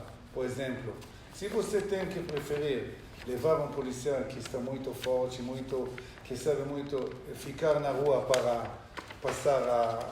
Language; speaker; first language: Portuguese; non-native, learner; Hebrew